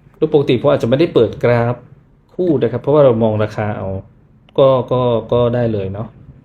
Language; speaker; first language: Thai; native; Thai